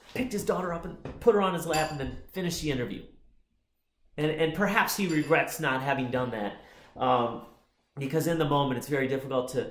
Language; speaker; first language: English; native; English